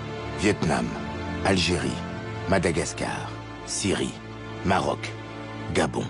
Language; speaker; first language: French; native; French